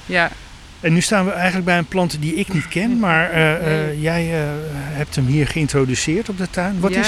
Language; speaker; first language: Dutch; native; Dutch